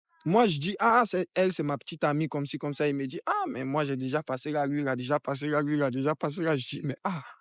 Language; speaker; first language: French; non-native, fluent; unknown